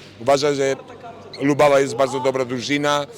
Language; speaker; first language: Polish; non-native, fluent; Italian